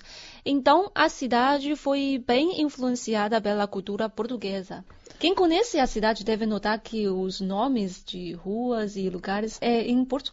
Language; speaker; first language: Portuguese; non-native, fluent; Chinese